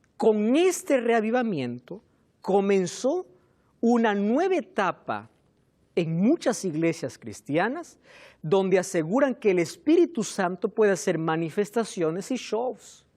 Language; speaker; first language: Spanish; native; Spanish